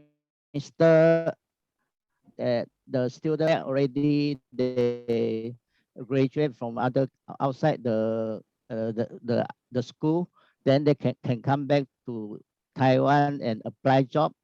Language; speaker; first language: English; non-native, learner; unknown